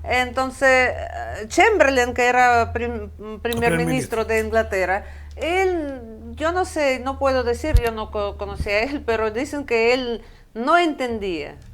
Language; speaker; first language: Spanish; non-native, fluent; Russian